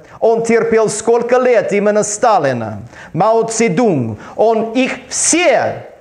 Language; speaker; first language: Russian; non-native, learner; English